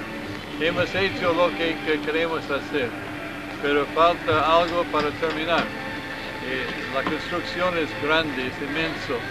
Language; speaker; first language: Spanish; non-native, learner; English